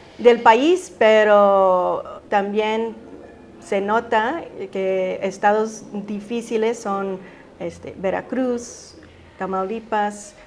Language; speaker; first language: Spanish; early bilingual, heritage; Spanish